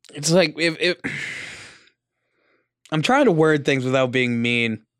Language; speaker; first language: English; early bilingual, other home language; Italian